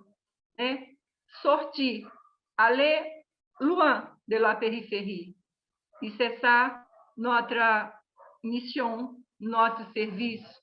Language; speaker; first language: French; non-native, learner; Portuguese